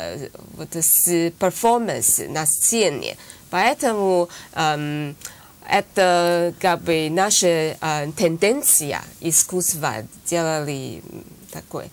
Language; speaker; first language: Russian; non-native, learner; Chinese